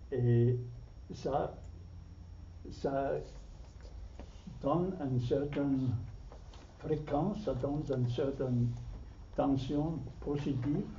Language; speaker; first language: French; non-native, fluent; German